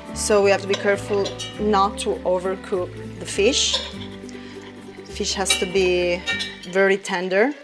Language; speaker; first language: English; non-native, fluent; Italian